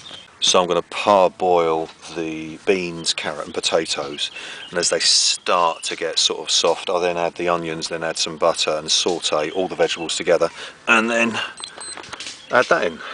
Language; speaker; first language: English; native; English